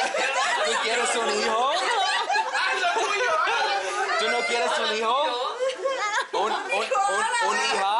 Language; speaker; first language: Spanish; non-native, learner; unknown